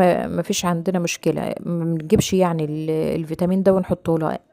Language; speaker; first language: Arabic; native; Arabic